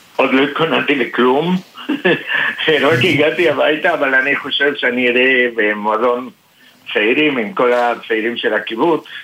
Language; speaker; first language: Hebrew; non-native, fluent; Spanish